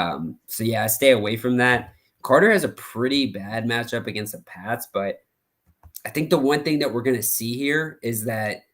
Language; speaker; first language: English; native; English